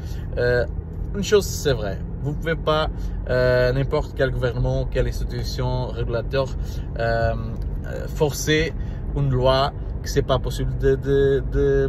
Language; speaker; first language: French; non-native, learner; Portuguese